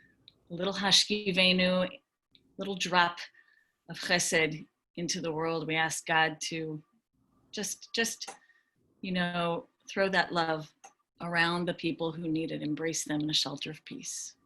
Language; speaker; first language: English; native; English